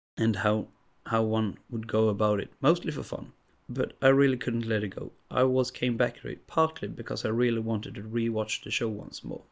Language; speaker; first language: English; non-native, fluent; Swedish